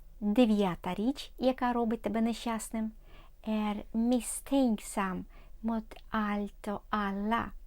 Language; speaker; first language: Swedish; non-native, learner; Ukrainian